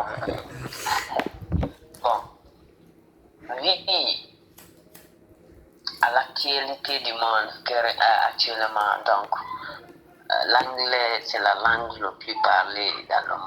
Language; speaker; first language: French; non-native, fluent; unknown